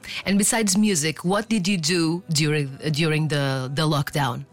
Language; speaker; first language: English; non-native, fluent; Portuguese